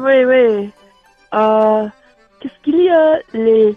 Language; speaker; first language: French; non-native, learner; English